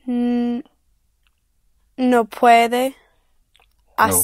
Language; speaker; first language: Spanish; non-native, learner; English